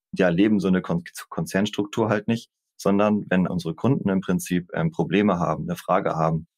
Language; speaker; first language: German; native; German